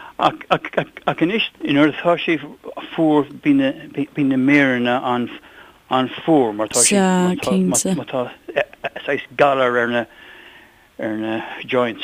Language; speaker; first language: Irish; non-native, local second language; English